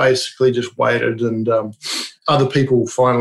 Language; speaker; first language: English; native; English